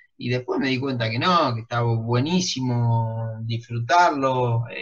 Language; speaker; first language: Spanish; native; Spanish